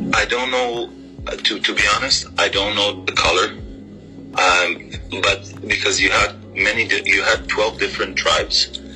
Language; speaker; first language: English; non-native, fluent; Hebrew